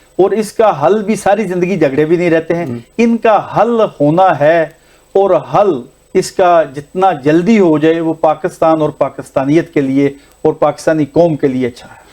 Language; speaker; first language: Urdu; non-native, local second language; Punjabi